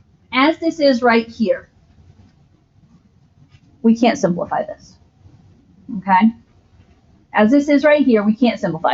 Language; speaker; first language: English; native; English